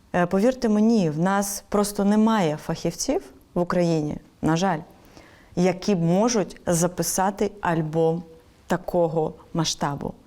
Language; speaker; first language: Ukrainian; non-native, local second language; Crimean Tatar